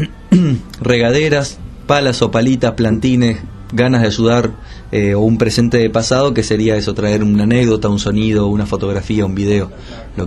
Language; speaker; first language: Spanish; native; Spanish